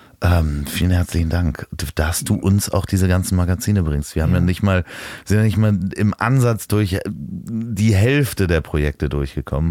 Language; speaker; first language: German; native; German